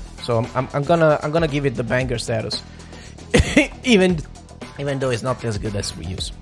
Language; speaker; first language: English; non-native, fluent; Italian